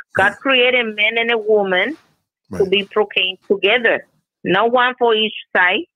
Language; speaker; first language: English; non-native, fluent; Spanish